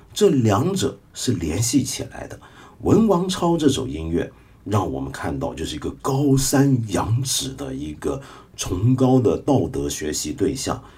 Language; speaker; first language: Chinese; native; Chinese